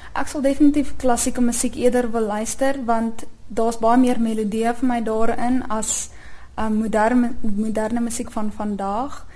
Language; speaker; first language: Afrikaans; native; Afrikaans